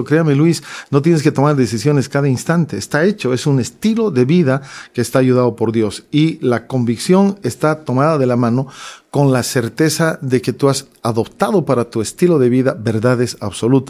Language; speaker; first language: Spanish; native; Spanish